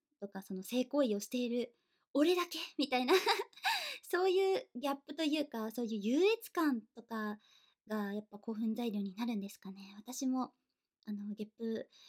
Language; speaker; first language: Japanese; native; Japanese